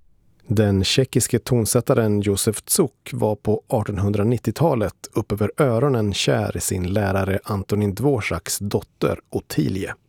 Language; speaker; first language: Swedish; native; Swedish